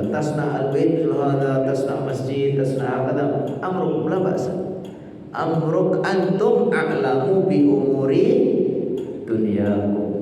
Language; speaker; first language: Arabic; non-native, fluent; Indonesian